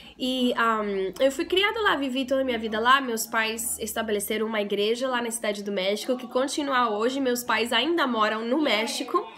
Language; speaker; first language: Portuguese; non-native, fluent; English